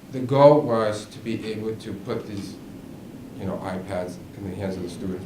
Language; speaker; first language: English; native; English